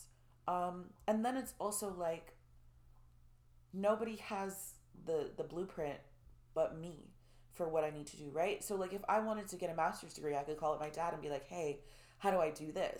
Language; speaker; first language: English; native; English